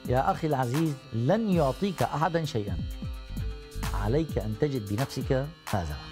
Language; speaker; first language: Arabic; native; Arabic